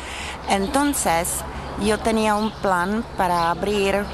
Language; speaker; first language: Spanish; non-native, learner; Czech